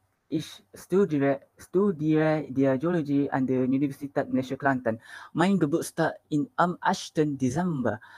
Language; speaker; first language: German; non-native, learner; Malay